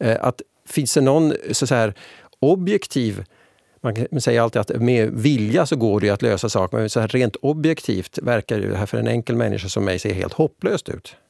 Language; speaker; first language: Swedish; native; Swedish